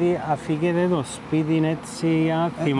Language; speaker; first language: Greek; native; Greek